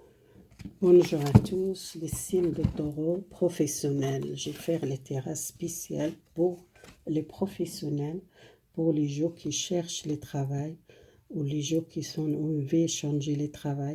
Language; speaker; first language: French; non-native, fluent; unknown